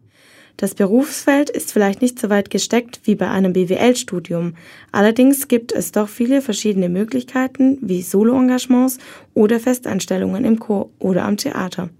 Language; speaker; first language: German; native; German